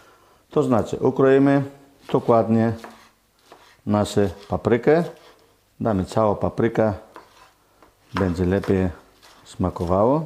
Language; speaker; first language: Polish; non-native, fluent; Greek